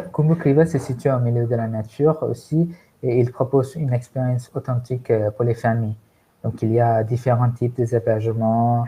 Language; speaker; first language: French; non-native, fluent; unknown